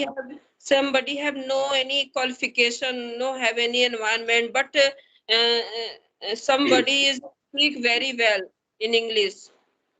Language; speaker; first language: English; non-native, learner; Hindi